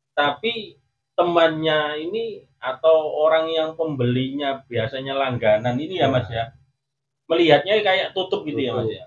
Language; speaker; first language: Indonesian; non-native, local second language; Javanese